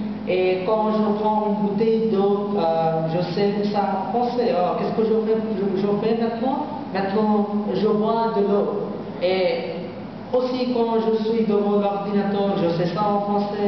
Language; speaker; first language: French; non-native, learner; Bangla